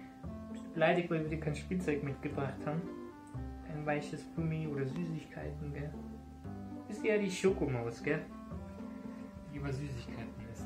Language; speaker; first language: German; native; German